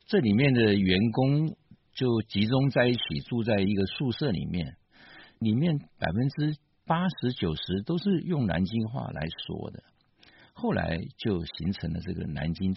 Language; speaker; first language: Chinese; native; Chinese